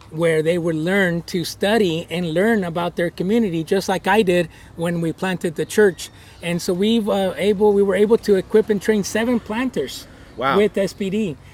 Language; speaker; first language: English; early bilingual, other home language; Spanish